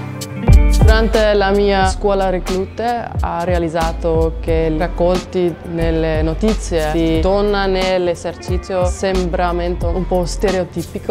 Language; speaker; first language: Italian; non-native, local second language; Swiss German